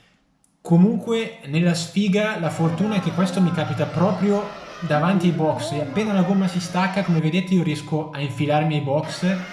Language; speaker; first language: Italian; native; Italian